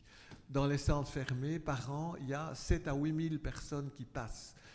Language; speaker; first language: French; native; French